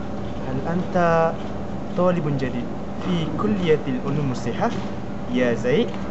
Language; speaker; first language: Arabic; non-native, learner; Malay